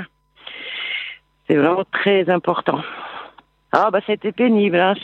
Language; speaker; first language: French; native; French